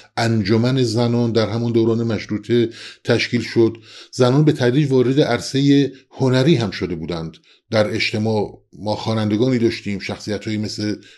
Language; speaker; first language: Persian; non-native, local second language; Central Kurdish